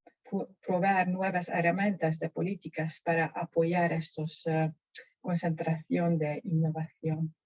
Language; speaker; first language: Spanish; non-native, fluent; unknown